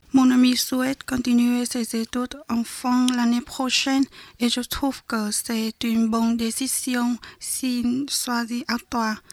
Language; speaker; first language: French; non-native, learner; Vietnamese